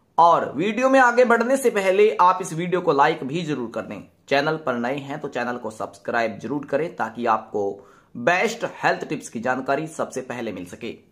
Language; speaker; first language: Hindi; native; Hindi